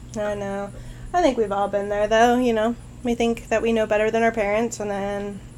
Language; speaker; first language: English; native; English